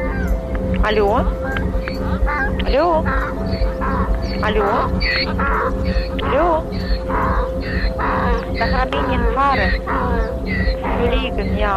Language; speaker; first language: German; non-native, fluent; Armenian